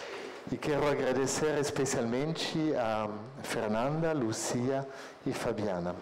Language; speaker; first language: Portuguese; non-native, learner; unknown